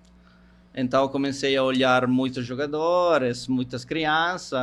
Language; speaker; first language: Portuguese; non-native, fluent; Italian